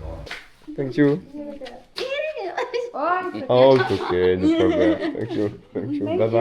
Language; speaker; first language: English; non-native, learner; French